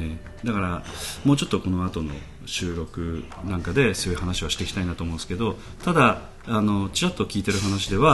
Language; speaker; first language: Japanese; native; Japanese